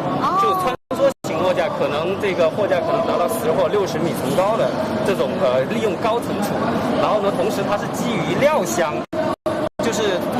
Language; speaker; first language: Chinese; native; Chinese